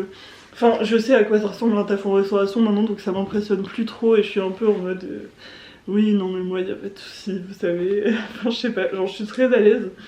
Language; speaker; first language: French; native; French